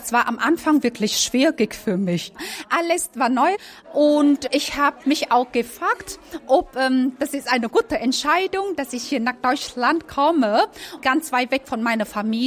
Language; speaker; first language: German; non-native, fluent; Vietnamese